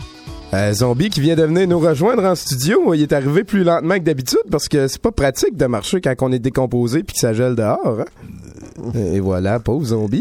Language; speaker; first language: French; native; French